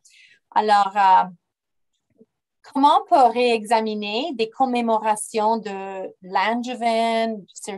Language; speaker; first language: French; non-native, fluent; English